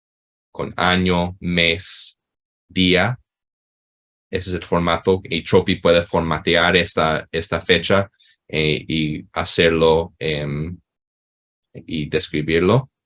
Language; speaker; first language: Spanish; non-native, fluent; English